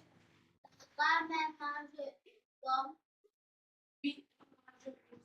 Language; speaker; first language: French; non-native, learner; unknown